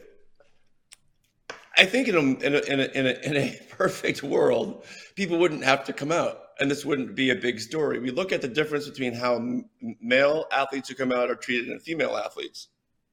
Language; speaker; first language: English; native; English